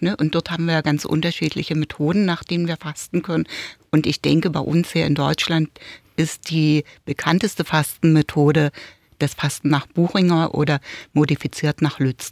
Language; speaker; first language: German; native; German